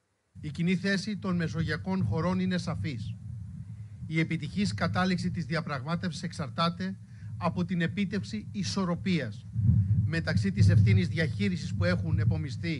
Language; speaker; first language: Greek; native; Greek